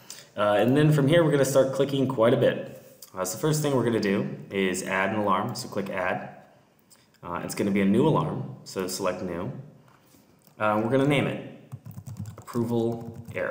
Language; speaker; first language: English; native; English